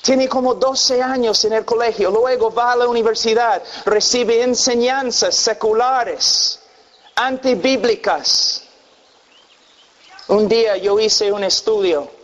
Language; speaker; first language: Spanish; non-native, fluent; English